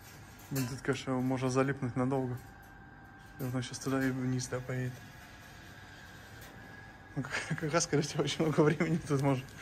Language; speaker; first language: Russian; native; Russian